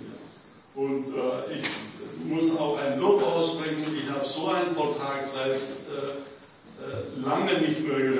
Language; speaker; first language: German; non-native, fluent; Greek